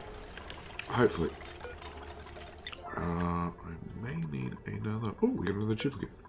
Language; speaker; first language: English; native; English